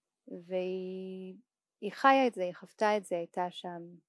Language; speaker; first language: Hebrew; native; Hebrew